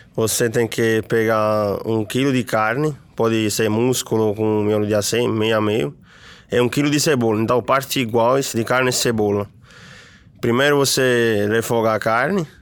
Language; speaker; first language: Portuguese; non-native, fluent; Italian